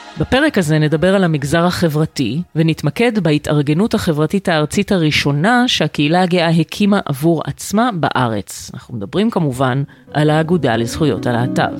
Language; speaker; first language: Hebrew; native; Hebrew